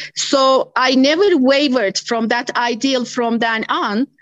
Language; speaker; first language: English; non-native, fluent; Turkish